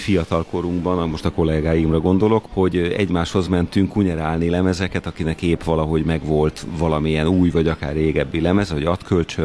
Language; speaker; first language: Hungarian; native; Hungarian